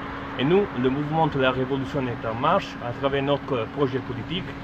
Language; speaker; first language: French; non-native, fluent; Italian